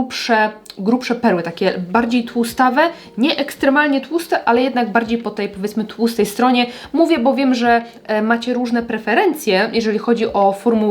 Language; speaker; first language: Polish; native; Polish